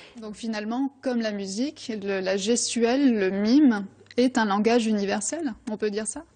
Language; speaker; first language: French; native; French